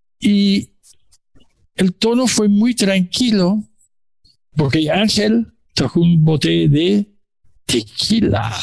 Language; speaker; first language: Spanish; non-native, learner; English